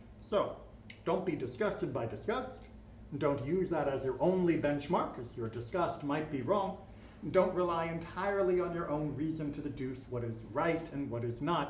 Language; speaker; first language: English; native; English